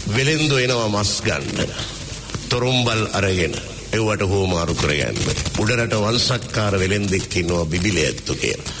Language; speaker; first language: Sinhala; native; Sinhala